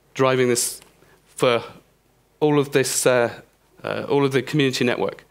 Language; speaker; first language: English; native; English